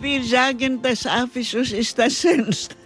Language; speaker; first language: German; non-native, learner; Greek